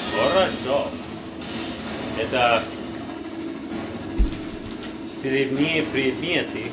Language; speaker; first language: Russian; non-native, learner; English